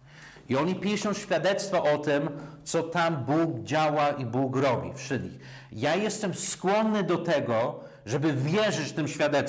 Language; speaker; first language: Polish; non-native, fluent; English